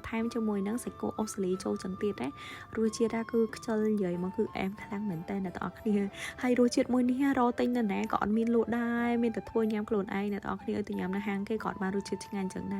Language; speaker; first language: Khmer; native; Khmer